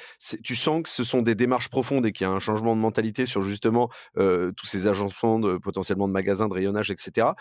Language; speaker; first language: French; native; French